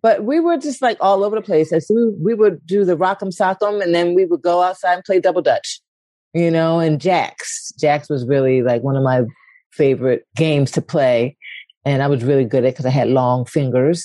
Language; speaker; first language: English; native; English